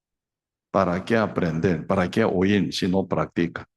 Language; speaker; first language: Spanish; non-native, fluent; Korean